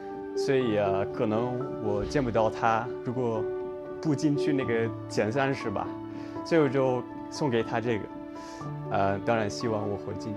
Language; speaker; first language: Chinese; non-native, learner; Dutch